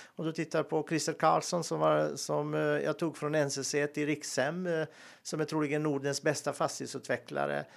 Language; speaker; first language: Swedish; non-native, fluent; Serbian